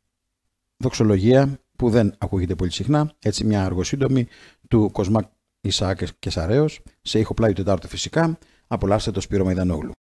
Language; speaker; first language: Greek; native; Greek